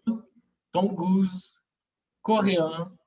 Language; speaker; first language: French; non-native, fluent; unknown